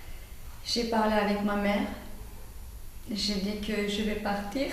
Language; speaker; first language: French; non-native, learner; Turkish